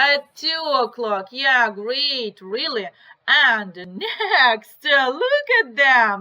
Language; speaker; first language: English; non-native, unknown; Ukrainian